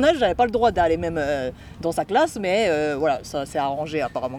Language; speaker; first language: French; non-native, fluent; Japanese